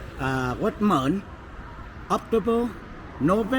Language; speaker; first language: English; non-native, learner; Vietnamese